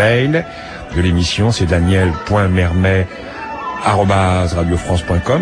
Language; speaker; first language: French; native; French